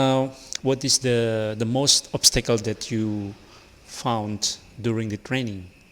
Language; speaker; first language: English; non-native, learner; Indonesian